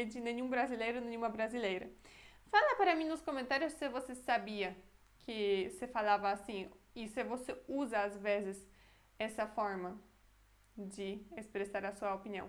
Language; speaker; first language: Portuguese; non-native, fluent; Polish